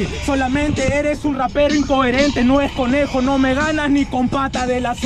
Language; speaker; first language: Spanish; native; Spanish